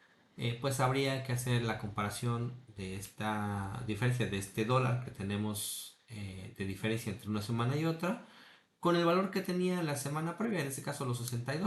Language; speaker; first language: Spanish; native; Spanish